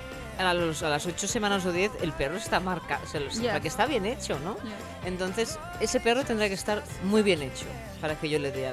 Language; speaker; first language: Spanish; native; Spanish